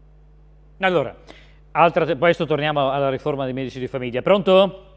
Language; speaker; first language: Italian; native; Italian